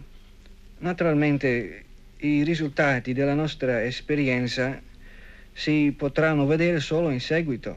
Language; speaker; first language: Italian; non-native, fluent; English